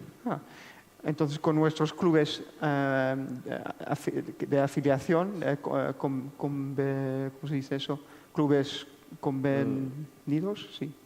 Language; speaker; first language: Spanish; non-native, fluent; Dutch